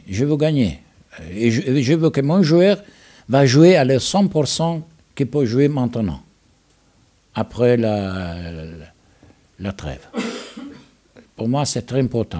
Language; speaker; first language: French; non-native, learner; Italian